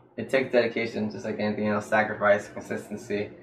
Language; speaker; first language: English; native; English